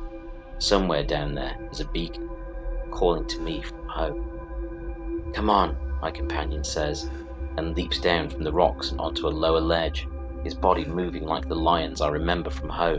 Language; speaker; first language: English; native; English